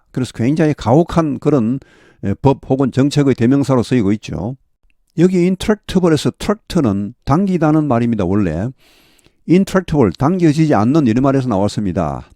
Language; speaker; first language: Korean; native; Korean